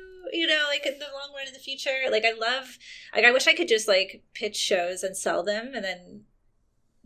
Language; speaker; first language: English; native; English